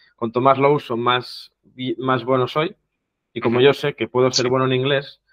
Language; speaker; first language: Spanish; non-native, local second language; Catalan